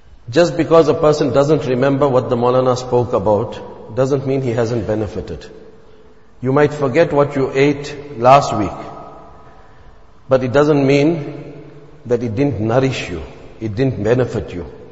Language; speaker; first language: English; native; English